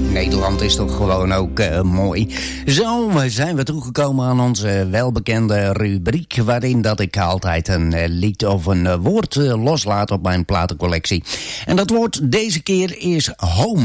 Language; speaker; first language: Dutch; native; Dutch